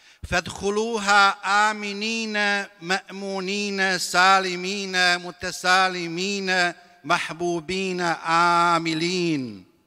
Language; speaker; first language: Arabic; non-native, fluent; Bosnian